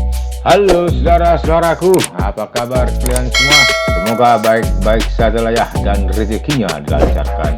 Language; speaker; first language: Indonesian; native; Indonesian